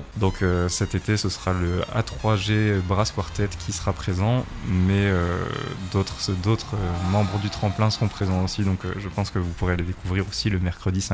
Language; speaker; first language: French; native; French